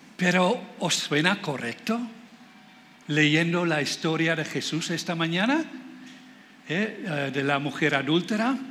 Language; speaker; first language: Spanish; non-native, fluent; Dutch